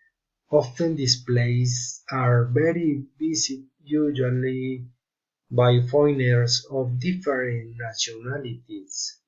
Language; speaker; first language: English; non-native, learner; Spanish